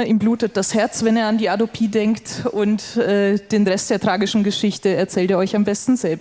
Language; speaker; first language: German; native; German